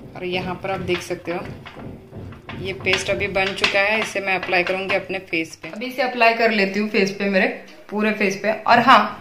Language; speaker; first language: Hindi; native; Hindi